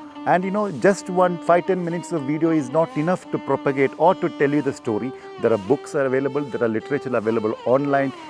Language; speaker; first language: English; non-native, local second language; Malayalam